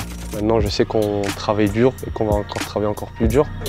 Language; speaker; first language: French; native; French